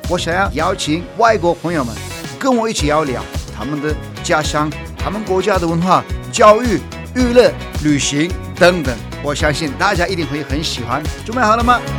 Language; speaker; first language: Chinese; non-native, fluent; Turkish